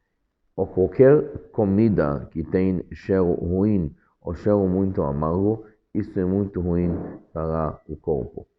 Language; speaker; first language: Portuguese; non-native, fluent; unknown